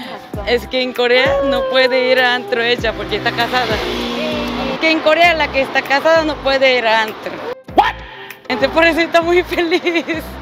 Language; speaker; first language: Spanish; non-native, fluent; Korean